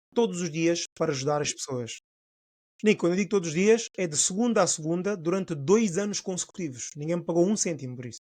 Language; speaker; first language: Portuguese; non-native, local second language; Upper Guinea Crioulo